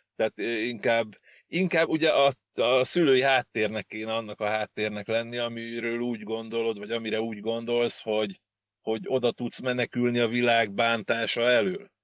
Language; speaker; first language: Hungarian; native; Hungarian